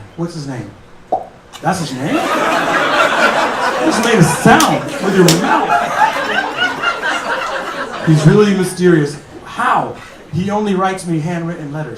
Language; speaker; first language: English; native; English